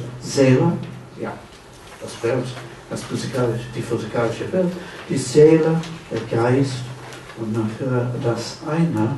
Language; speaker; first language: German; non-native, fluent; English